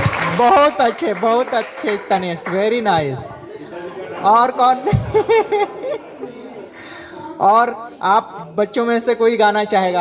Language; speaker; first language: Hindi; native; Hindi